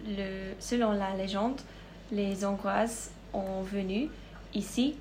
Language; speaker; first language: French; non-native, learner; Hungarian